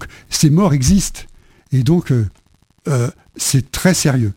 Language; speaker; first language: French; native; French